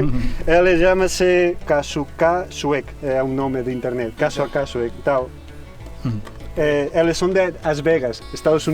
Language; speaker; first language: Portuguese; non-native, fluent; Spanish